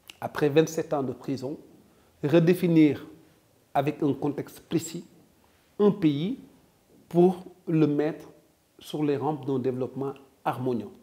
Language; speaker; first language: French; non-native, local second language; Wolof